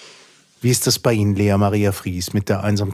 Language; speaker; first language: German; native; German